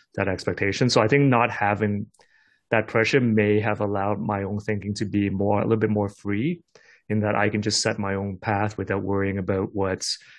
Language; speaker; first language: English; non-native, local second language; Cantonese